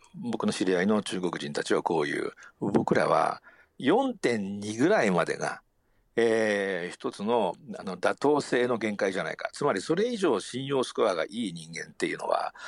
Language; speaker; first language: Japanese; native; Japanese